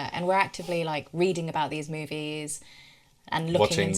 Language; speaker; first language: English; native; English